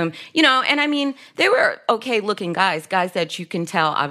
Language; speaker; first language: English; native; English